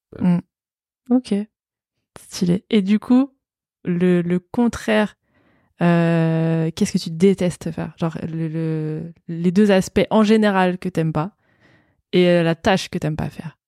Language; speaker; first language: French; native; French